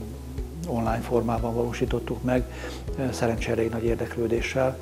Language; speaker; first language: Hungarian; native; Hungarian